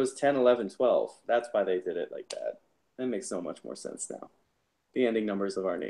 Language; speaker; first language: English; native; English